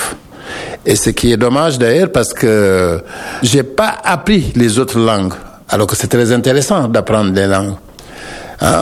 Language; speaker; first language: French; non-native, local second language; Wolof